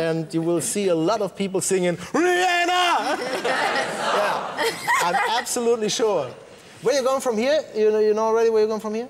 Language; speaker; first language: English; non-native, fluent; German